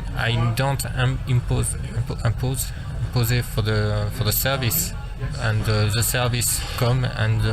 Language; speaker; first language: English; non-native, learner; French